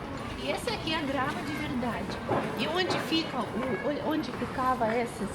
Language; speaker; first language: Portuguese; non-native, fluent; Russian